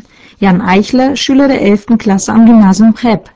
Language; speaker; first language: German; native; German